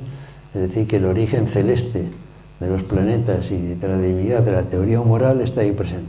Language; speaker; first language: Spanish; native; Spanish